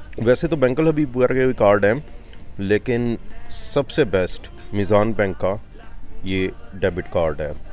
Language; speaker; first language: Urdu; native; Urdu